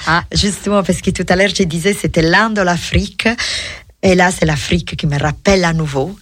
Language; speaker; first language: French; non-native, fluent; Italian